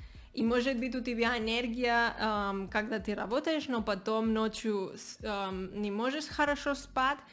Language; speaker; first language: Russian; non-native, learner; Spanish